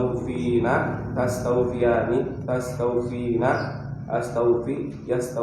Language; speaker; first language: Arabic; non-native, learner; Indonesian